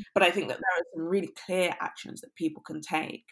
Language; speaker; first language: English; native; English